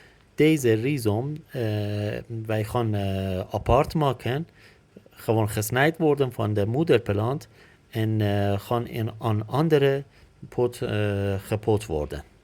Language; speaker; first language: Dutch; non-native, learner; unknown